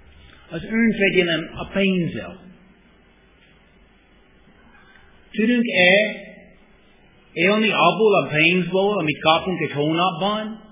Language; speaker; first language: Hungarian; non-native, fluent; English